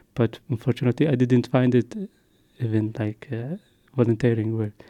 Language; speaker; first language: English; non-native, learner; Arabic